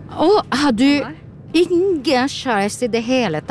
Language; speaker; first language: Norwegian; non-native, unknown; Portuguese